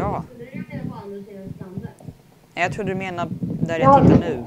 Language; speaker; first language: Swedish; native; Swedish